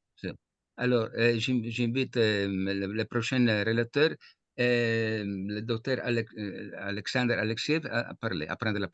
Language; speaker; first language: French; non-native, fluent; Italian